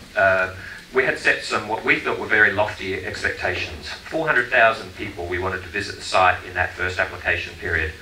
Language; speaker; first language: English; native; English